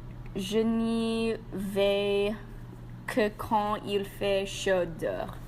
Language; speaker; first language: French; non-native, learner; English